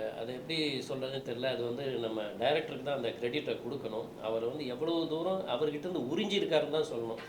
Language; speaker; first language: Tamil; native; Tamil